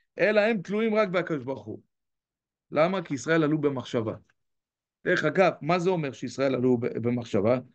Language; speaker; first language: Hebrew; native; Hebrew